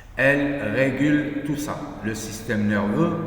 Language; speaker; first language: French; non-native, local second language; Arabic